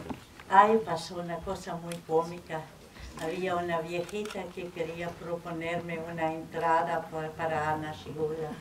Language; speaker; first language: Spanish; non-native, fluent; German